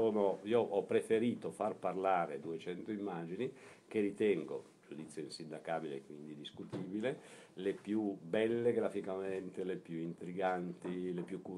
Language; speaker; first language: Italian; native; Italian